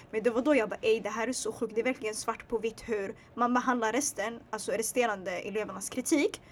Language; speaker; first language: Swedish; early bilingual, other home language; Tigrinya